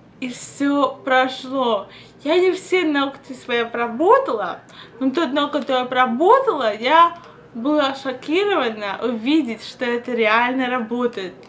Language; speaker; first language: Russian; early bilingual, heritage; Russian